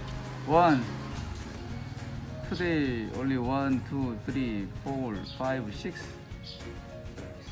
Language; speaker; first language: English; non-native, learner; Korean